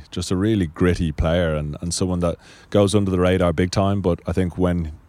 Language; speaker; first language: English; native; English